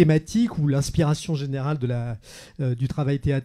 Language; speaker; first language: French; native; French